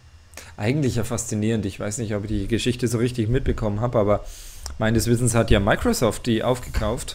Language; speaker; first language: German; native; German